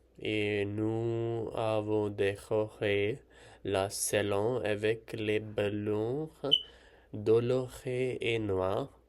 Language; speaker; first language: French; non-native, learner; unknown